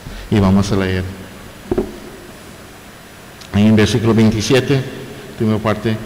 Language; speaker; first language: Spanish; non-native, fluent; English